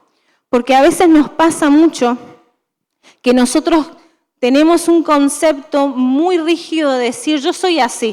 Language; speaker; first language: Spanish; native; Spanish